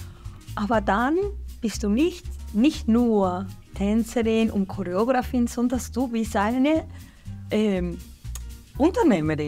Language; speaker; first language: German; non-native, fluent; English